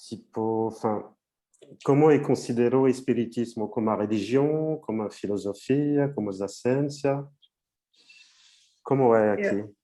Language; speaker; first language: Portuguese; non-native, fluent; French